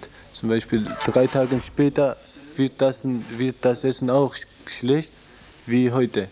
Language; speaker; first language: German; non-native, learner; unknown